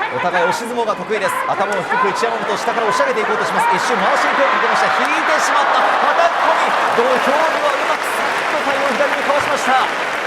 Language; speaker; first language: Japanese; native; Japanese